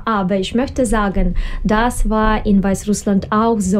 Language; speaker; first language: German; non-native, learner; Russian